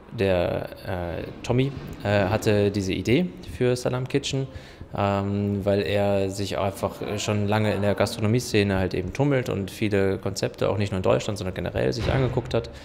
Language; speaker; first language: German; native; German